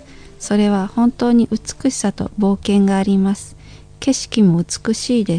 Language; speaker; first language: Japanese; non-native, fluent; Indonesian